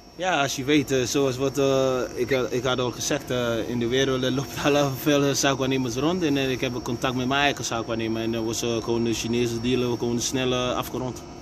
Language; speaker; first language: Dutch; non-native, fluent; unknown